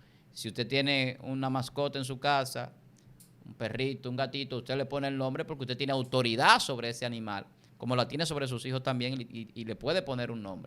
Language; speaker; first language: Spanish; native; Spanish